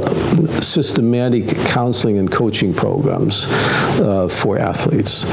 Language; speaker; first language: English; non-native, fluent; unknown